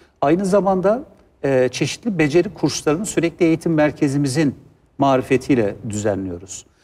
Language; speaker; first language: Turkish; native; Turkish